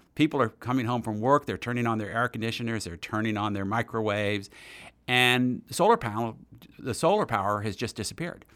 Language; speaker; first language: English; native; English